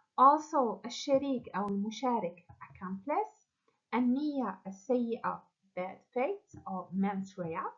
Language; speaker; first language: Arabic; native; Arabic